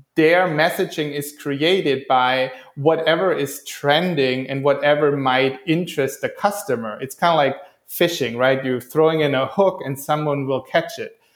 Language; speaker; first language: English; non-native, fluent; German